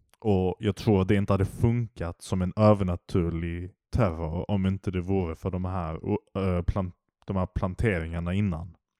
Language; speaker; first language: Swedish; early bilingual, other home language; Turkish